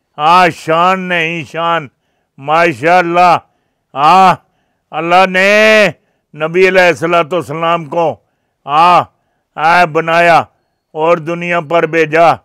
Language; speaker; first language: Urdu; non-native, local second language; Punjabi